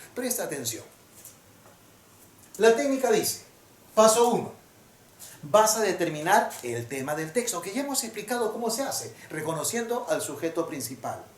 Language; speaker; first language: Spanish; native; Spanish